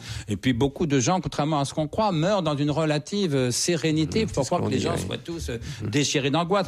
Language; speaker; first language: French; native; French